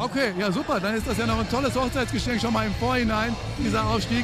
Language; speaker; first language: German; native; German